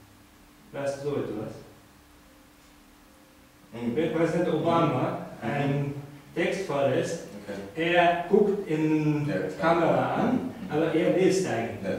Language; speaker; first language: German; non-native, fluent; Japanese